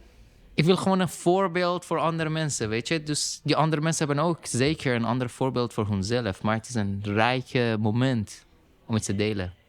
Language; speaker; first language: Dutch; non-native, learner; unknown